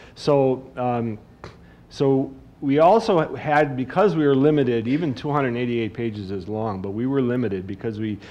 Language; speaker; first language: English; native; English